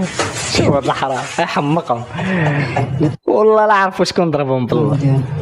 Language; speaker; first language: Arabic; native; Arabic